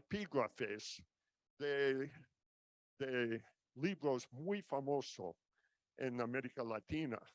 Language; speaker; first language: Spanish; non-native, fluent; English